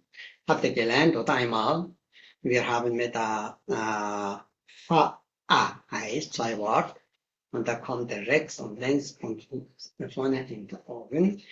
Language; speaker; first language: German; non-native, learner; Tibetan